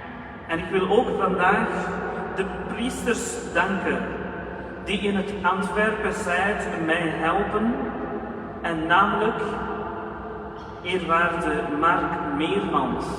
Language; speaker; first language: Dutch; non-native, fluent; Urdu